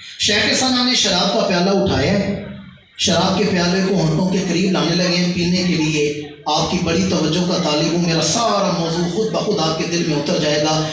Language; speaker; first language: Urdu; non-native, local second language; Punjabi